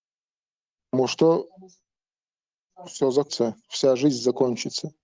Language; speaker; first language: Russian; non-native, local second language; Chechen